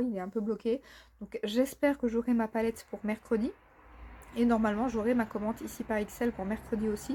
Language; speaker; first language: French; native; French